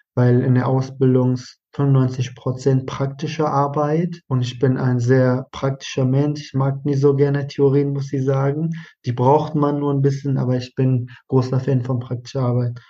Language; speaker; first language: German; non-native, fluent; Arabic